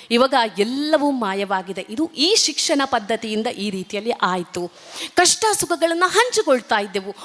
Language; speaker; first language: Kannada; non-native, local second language; Tulu